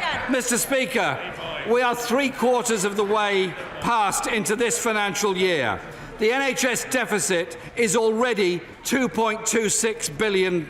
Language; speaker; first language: English; native; English